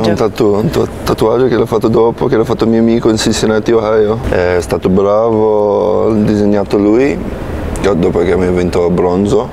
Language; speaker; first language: Italian; non-native, fluent; English